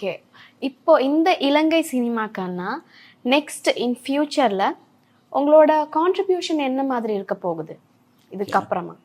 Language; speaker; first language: Tamil; native; Tamil